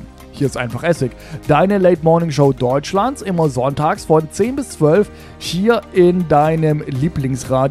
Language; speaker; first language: German; native; German